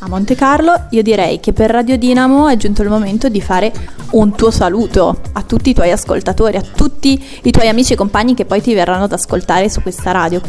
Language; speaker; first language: Italian; native; Italian